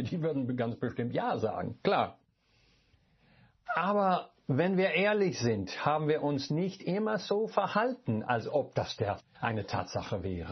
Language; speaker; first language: German; non-native, fluent; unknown